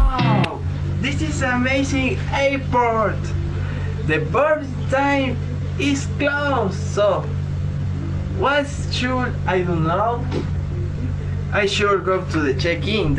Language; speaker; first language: English; non-native, learner; Spanish